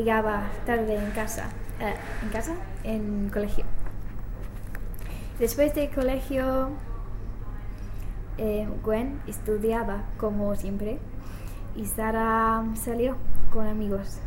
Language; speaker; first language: Spanish; non-native, learner; English